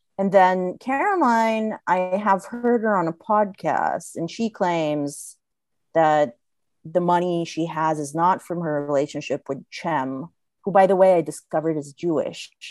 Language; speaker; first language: English; non-native, fluent; Hebrew